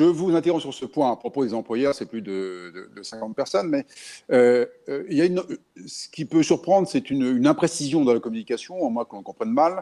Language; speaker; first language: French; native; French